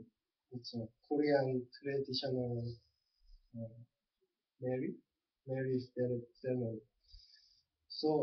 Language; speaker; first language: English; non-native, learner; Korean